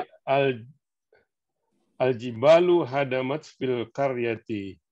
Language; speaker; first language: Arabic; non-native, learner; Indonesian